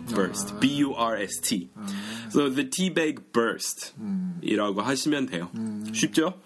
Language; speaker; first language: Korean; non-native, fluent; English